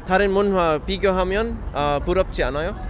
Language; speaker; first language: Korean; non-native, learner; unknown